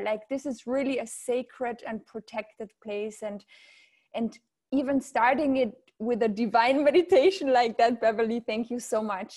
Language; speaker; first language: English; non-native, fluent; German